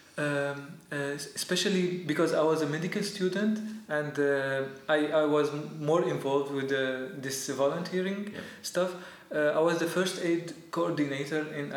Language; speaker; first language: English; non-native, fluent; Arabic